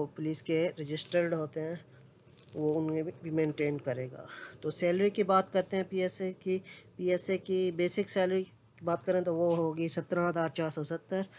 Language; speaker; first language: Urdu; non-native, local second language; Punjabi